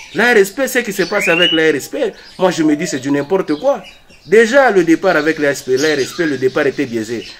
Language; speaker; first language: French; non-native, local second language; Swahili